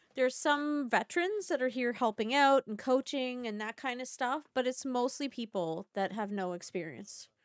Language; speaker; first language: English; native; English